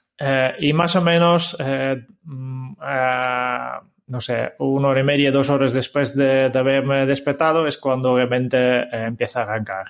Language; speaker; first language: Spanish; non-native, fluent; Dutch